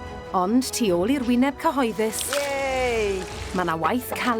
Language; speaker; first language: Welsh; native; Welsh